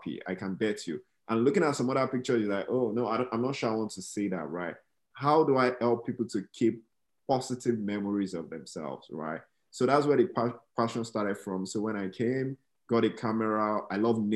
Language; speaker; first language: English; non-native, local second language; Yoruba